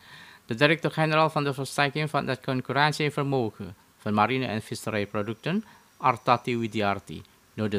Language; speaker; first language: Dutch; non-native, fluent; Indonesian